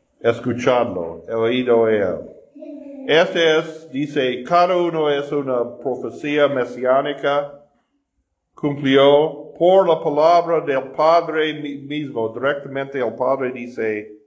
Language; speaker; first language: Spanish; non-native, fluent; English